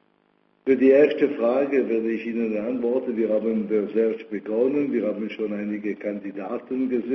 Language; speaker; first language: German; non-native, fluent; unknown